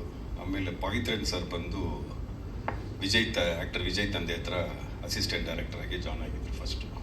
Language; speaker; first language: Kannada; non-native, local second language; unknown